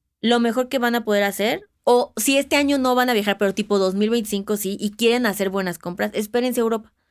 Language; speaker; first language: Spanish; native; Spanish